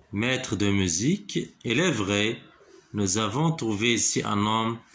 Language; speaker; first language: French; non-native, local second language; Arabic